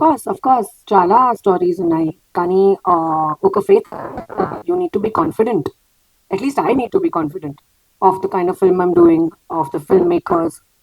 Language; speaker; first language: Telugu; non-native, local second language; Hindi